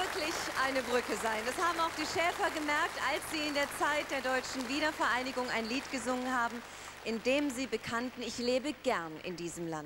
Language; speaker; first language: German; native; German